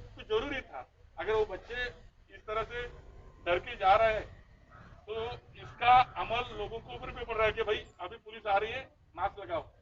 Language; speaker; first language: Hindi; non-native, local second language; Marathi